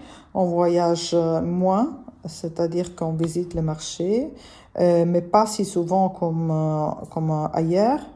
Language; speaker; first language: French; non-native, fluent; Italian